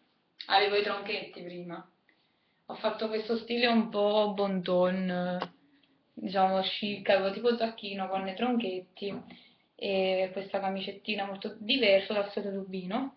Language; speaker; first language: Italian; native; Italian